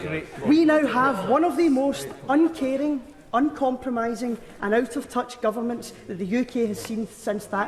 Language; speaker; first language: English; native; English